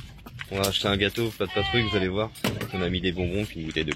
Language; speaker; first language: French; native; French